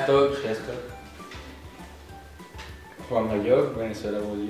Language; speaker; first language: Hungarian; non-native, learner; Spanish